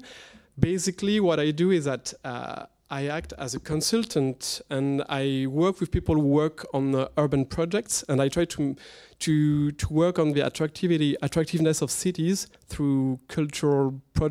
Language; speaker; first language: English; non-native, fluent; French